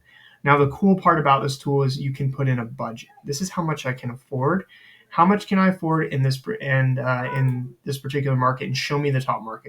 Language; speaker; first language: English; native; English